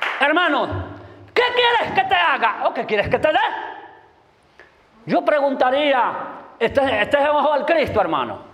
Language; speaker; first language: Spanish; native; Spanish